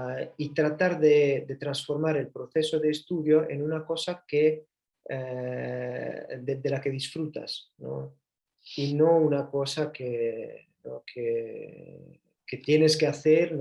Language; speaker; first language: Spanish; early bilingual, heritage; Spanish